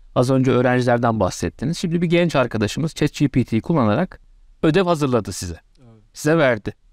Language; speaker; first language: Turkish; native; Turkish